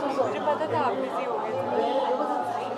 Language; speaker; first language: Hindi; native; Hindi